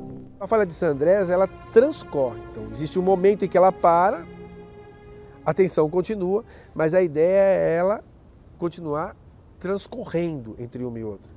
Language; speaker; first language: Portuguese; native; Portuguese